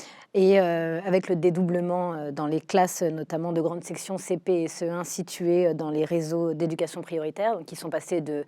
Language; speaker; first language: French; native; French